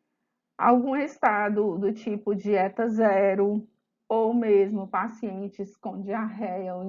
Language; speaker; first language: Portuguese; native; Portuguese